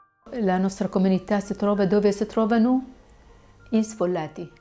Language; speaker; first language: Italian; non-native, fluent; Assyrian Neo-Aramaic